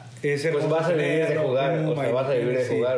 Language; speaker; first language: Spanish; native; Spanish